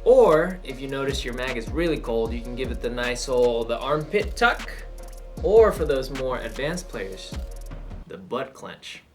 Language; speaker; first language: English; native; English